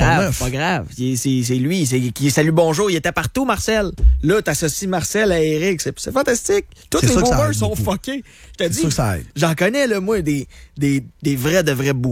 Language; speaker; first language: French; native; French